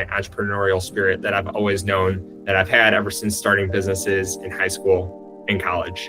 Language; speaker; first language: English; native; English